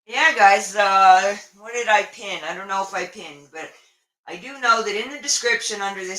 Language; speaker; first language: English; native; English